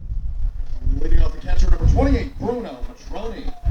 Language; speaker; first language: English; native; English